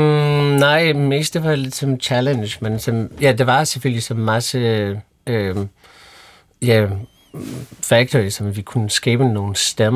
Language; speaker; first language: Danish; non-native, fluent; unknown